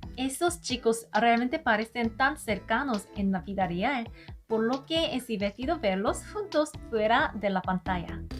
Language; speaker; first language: Spanish; non-native, learner; Korean